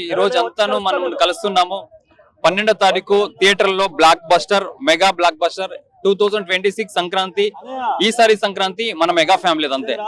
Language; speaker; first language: Telugu; native; Telugu